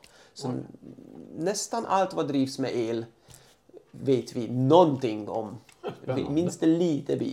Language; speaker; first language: Swedish; non-native, fluent; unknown